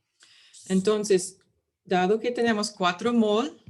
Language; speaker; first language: Spanish; early bilingual, heritage; English